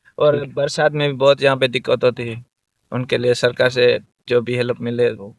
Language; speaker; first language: Urdu; non-native, local second language; Sindhi